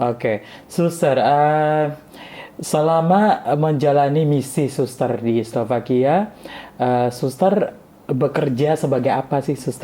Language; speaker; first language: Indonesian; non-native, fluent; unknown